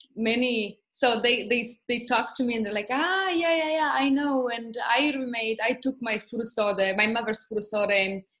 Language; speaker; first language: English; non-native, fluent; Italian